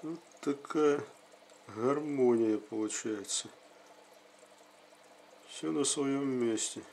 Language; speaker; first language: Russian; native; Russian